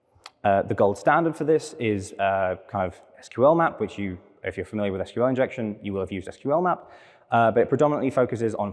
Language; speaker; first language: English; native; English